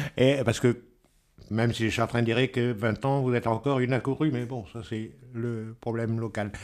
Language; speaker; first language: French; native; French